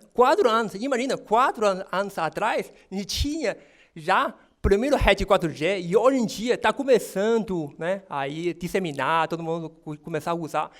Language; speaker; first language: Portuguese; non-native, fluent; Chinese